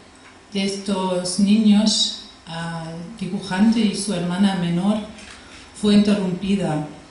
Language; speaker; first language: Spanish; non-native, fluent; German